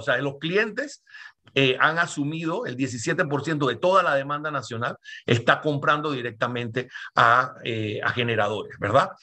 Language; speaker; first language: Spanish; native; Spanish